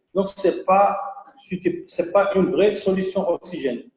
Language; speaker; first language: French; non-native, local second language; Arabic